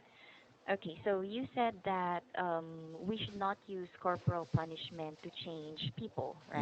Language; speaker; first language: English; non-native, fluent; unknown